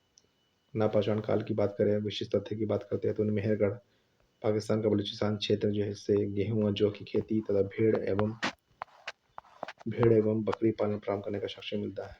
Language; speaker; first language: Hindi; native; Hindi